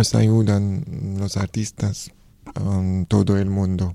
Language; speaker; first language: Spanish; non-native, learner; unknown